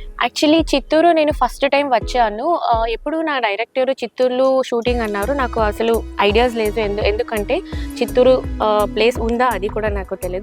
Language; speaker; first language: Telugu; non-native, learner; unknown